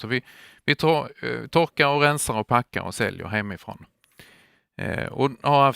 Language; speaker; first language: Swedish; native; Swedish